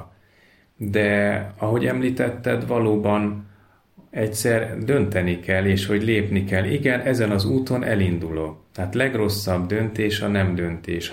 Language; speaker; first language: Hungarian; native; Hungarian